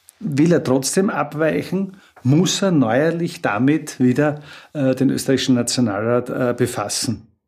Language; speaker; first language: German; native; German